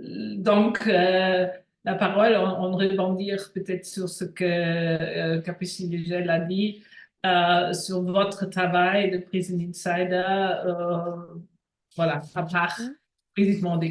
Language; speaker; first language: French; non-native, fluent; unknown